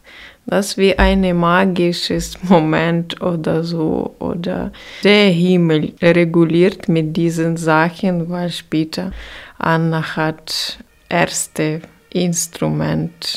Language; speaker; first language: German; non-native, learner; Ukrainian